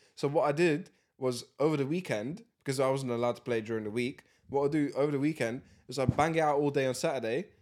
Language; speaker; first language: English; early bilingual, other home language; Latvian